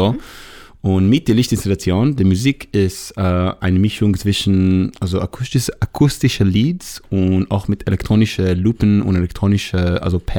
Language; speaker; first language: German; non-native, learner; Hebrew